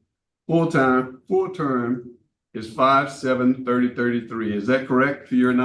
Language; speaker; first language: English; native; English